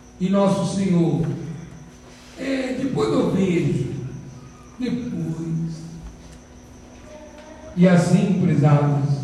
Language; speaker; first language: Portuguese; native; Portuguese